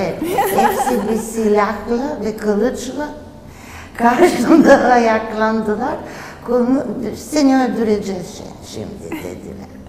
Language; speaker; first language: Turkish; non-native, fluent; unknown